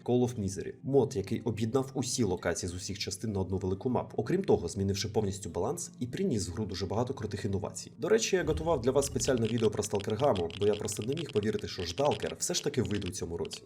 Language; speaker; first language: Ukrainian; non-native, local second language; Russian